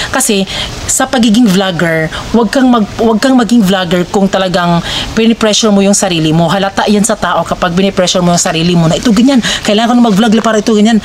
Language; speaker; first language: Filipino; non-native, local second language; Cebuano